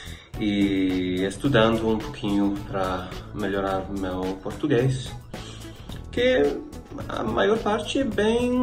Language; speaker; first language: Portuguese; non-native, fluent; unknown